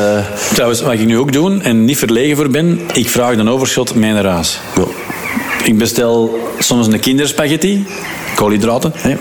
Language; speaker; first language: Dutch; native; Dutch